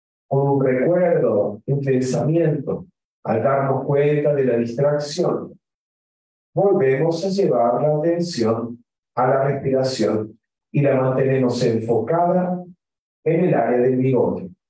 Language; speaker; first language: Spanish; native; Spanish